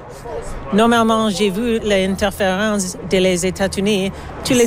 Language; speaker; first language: French; non-native, learner; English